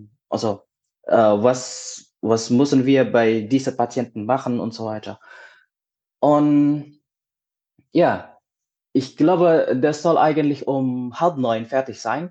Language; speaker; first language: German; non-native, fluent; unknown